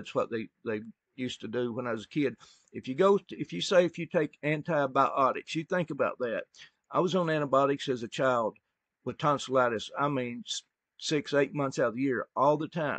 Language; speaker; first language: English; native; English